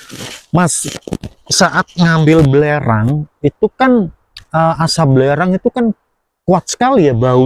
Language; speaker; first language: Indonesian; native; Indonesian